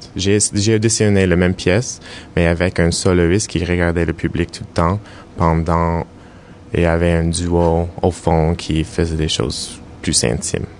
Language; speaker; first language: French; non-native, fluent; English